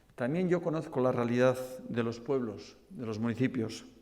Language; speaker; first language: Spanish; non-native, local second language; Basque